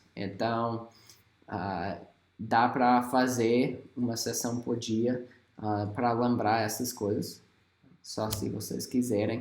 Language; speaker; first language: Portuguese; non-native, fluent; English